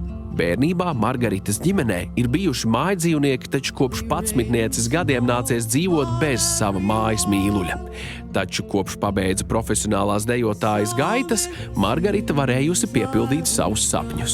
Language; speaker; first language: Latvian; native; Latvian